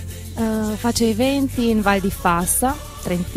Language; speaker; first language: Italian; non-native, fluent; Romanian